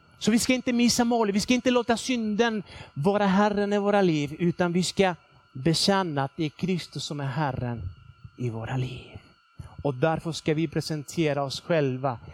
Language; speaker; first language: Swedish; non-native, fluent; Spanish